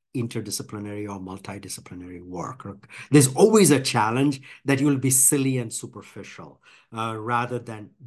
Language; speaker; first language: English; non-native, local second language; Bangla